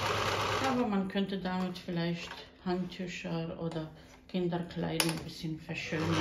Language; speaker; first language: German; non-native, learner; Croatian